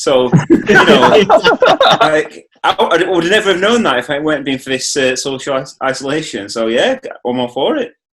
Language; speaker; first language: English; native; English